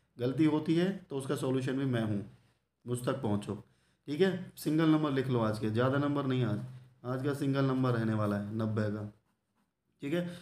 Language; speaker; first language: Hindi; native; Hindi